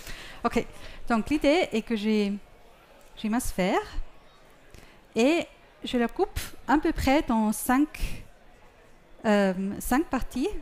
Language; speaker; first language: French; non-native, fluent; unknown